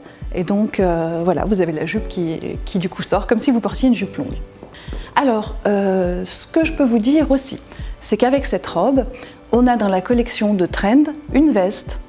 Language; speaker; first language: French; native; French